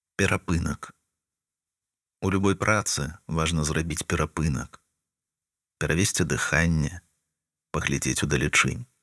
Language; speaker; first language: Belarusian; non-native, local second language; Russian